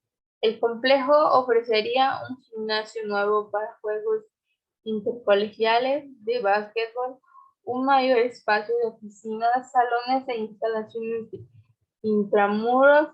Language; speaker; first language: Spanish; native; Spanish